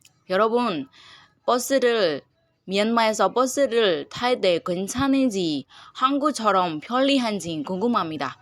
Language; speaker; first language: Korean; non-native, learner; Burmese